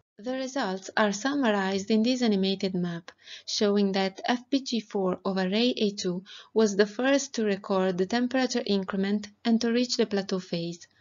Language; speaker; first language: English; non-native, fluent; Italian